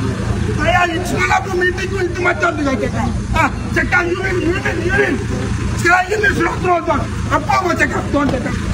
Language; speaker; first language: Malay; non-native, learner; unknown